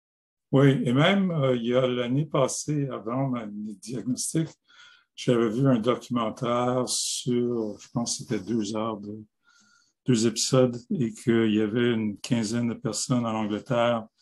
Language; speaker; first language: French; non-native, local second language; English